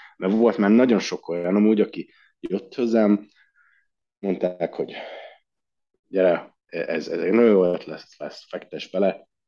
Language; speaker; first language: Hungarian; early bilingual, heritage; Hungarian